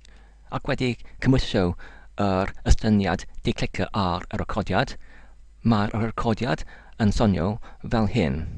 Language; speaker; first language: Welsh; non-native, learner; English